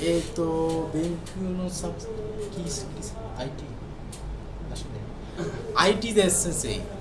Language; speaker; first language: Japanese; non-native, learner; Bangla